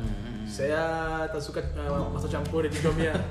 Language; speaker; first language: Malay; non-native, learner; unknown